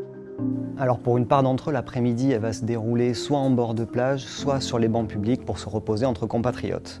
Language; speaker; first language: French; native; French